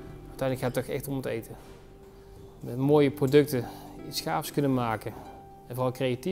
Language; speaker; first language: Dutch; native; Dutch